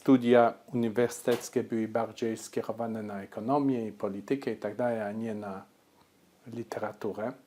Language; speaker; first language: Polish; early bilingual, heritage; Polish